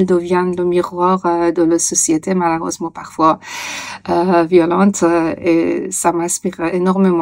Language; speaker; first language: French; non-native, fluent; Persian